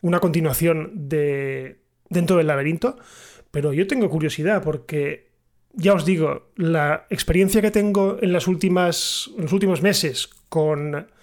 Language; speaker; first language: Spanish; native; Spanish